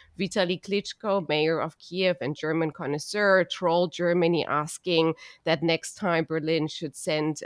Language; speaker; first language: English; non-native, fluent; German